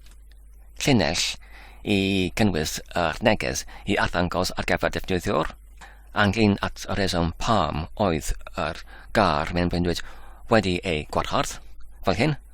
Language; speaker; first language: Welsh; non-native, learner; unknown